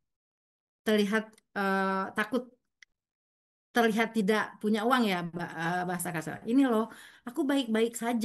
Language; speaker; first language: Indonesian; native; Indonesian